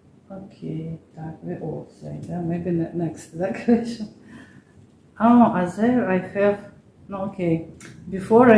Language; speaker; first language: English; non-native, learner; Russian